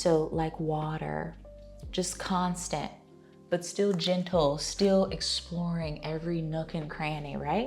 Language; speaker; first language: English; native; English